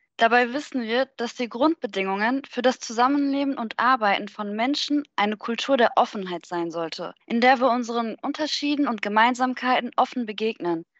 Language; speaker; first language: German; native; German